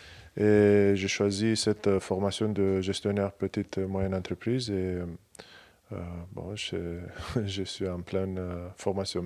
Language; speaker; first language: French; non-native, fluent; Romanian